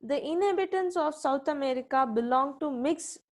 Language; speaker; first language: English; non-native, local second language; Kannada